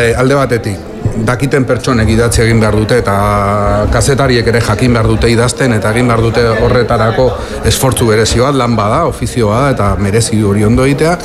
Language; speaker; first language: Basque; non-native, local second language; Spanish